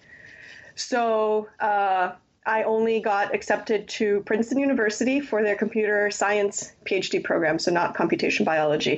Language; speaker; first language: English; native; English